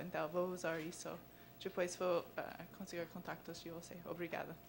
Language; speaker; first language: Portuguese; non-native, learner; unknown